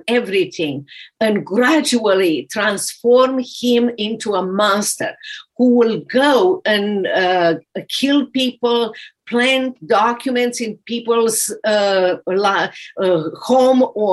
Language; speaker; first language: English; non-native, fluent; Romanian